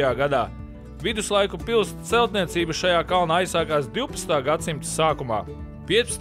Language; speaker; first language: Latvian; native; Latvian